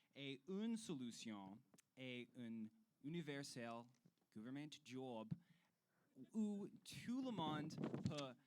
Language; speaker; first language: French; non-native, learner; English